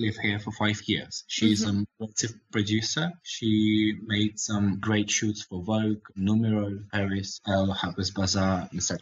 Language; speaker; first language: English; non-native, learner; Russian